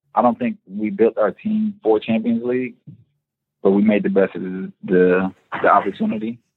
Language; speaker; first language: English; native; English